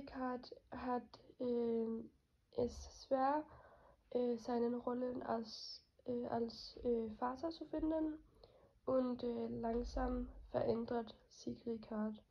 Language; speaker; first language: German; non-native, learner; Norwegian